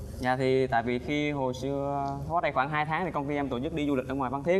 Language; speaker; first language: Vietnamese; native; Vietnamese